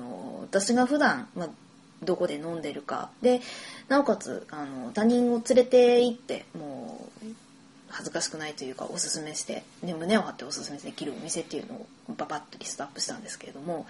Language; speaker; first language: Japanese; native; Japanese